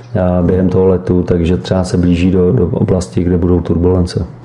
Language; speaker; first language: Czech; native; Czech